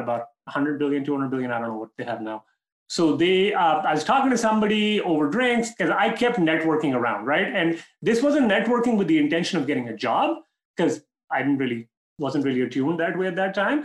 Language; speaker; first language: English; non-native, local second language; Urdu